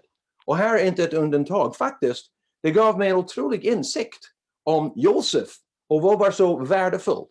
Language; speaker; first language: Swedish; non-native, fluent; English